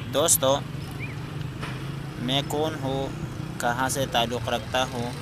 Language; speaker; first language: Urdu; non-native, local second language; Pashto